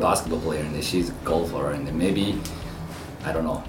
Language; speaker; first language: English; non-native, fluent; Japanese